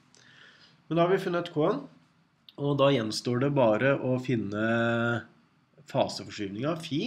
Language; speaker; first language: Norwegian; native; Norwegian